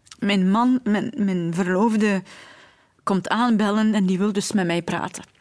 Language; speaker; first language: Dutch; early bilingual, other home language; Arabic